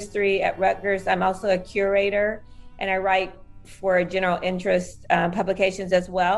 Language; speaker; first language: English; native; English